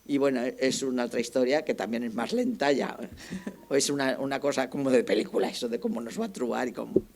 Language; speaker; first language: Spanish; non-native, local second language; Catalan